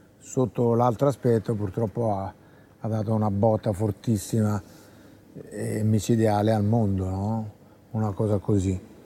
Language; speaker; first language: Italian; native; Italian